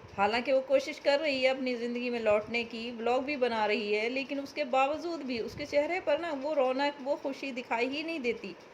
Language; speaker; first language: Urdu; native; Urdu